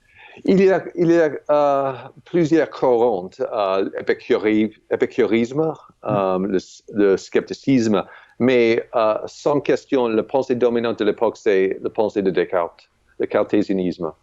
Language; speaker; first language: French; non-native, fluent; English